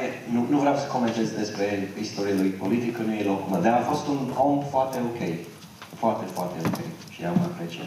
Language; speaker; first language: Romanian; non-native, fluent; English